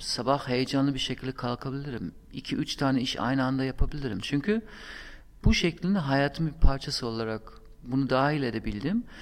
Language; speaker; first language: Turkish; non-native, fluent; German